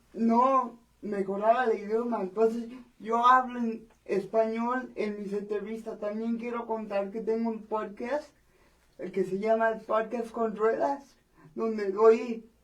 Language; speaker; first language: Spanish; early bilingual, heritage; Spanish